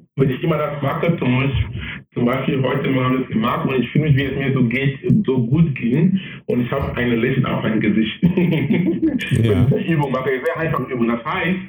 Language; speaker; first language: German; non-native, fluent; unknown